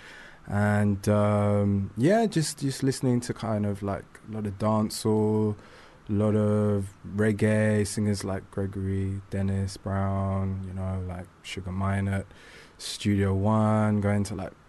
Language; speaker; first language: English; native; English